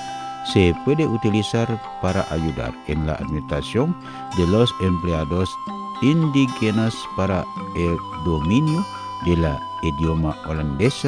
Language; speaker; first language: Spanish; non-native, learner; Indonesian